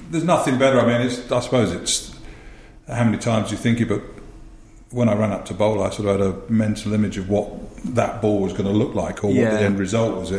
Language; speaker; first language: English; native; English